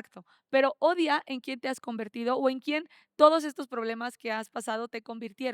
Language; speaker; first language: Spanish; native; Spanish